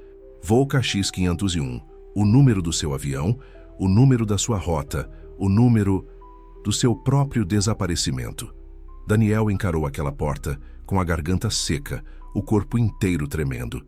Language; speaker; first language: Portuguese; native; Portuguese